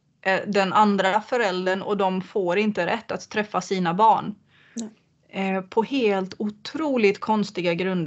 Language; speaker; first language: Swedish; native; Swedish